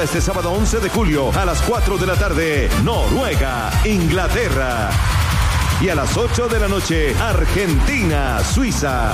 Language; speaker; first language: Spanish; native; Spanish